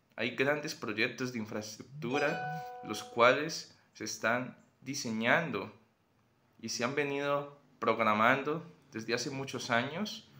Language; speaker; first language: Spanish; native; Spanish